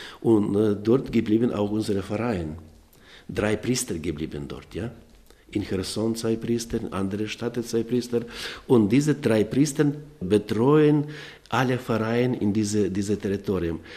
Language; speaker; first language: German; non-native, learner; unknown